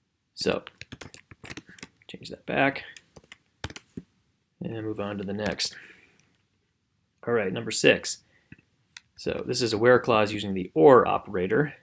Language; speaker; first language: English; native; English